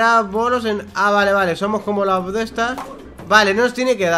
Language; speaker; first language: Spanish; native; Spanish